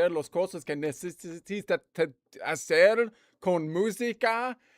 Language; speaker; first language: Spanish; non-native, learner; English